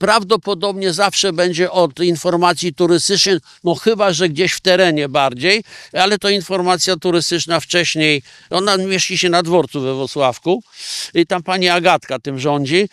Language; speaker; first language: Polish; native; Polish